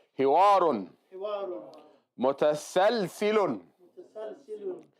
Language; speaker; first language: Arabic; non-native, fluent; English